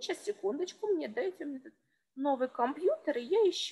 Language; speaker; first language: Russian; native; Russian